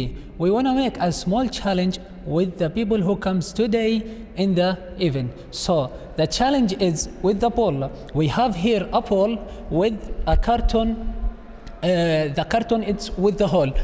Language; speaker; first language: English; non-native, learner; Arabic